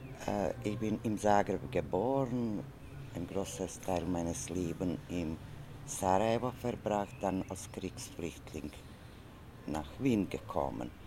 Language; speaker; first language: German; non-native, learner; Croatian